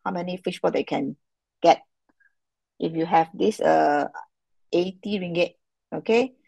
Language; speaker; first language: English; non-native, local second language; Malay